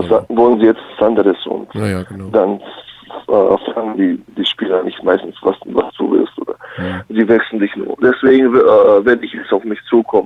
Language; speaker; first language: German; early bilingual, other home language; Bosnian